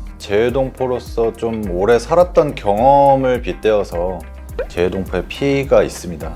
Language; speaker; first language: Korean; early bilingual, heritage; Korean